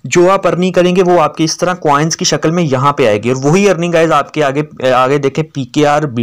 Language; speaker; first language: Urdu; non-native, local second language; Punjabi